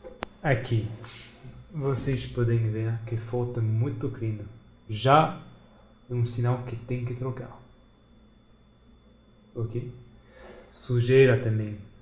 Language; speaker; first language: Portuguese; non-native, fluent; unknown